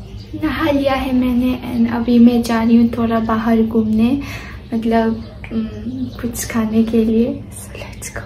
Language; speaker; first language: Hindi; non-native, local second language; Bodo